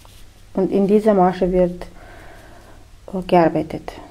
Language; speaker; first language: German; non-native, fluent; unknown